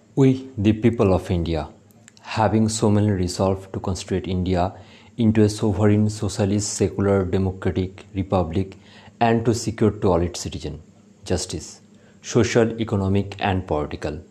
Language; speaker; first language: English; non-native, local second language; Bangla